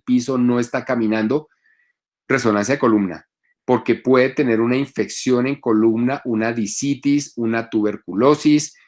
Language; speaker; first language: Spanish; native; Spanish